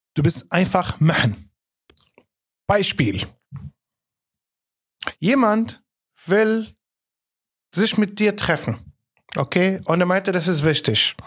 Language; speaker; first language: German; non-native, fluent; Arabic